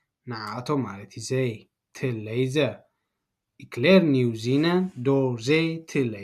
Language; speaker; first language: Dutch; non-native, learner; Tigrinya